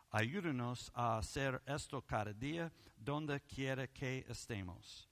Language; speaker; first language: Spanish; non-native, learner; English